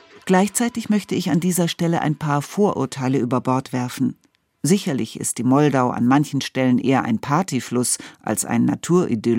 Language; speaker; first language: German; native; German